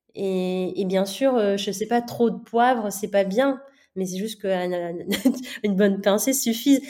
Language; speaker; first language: French; non-native, local second language; Gujarati